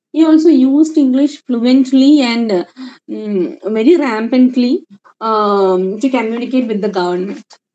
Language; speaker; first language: English; non-native, local second language; Malayalam